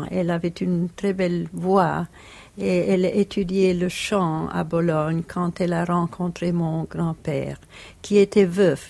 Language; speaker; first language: French; non-native, fluent; Italian